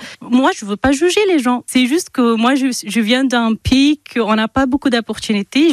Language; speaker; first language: French; non-native, fluent; Persian